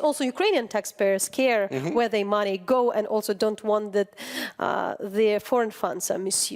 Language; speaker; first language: English; non-native, fluent; Ukrainian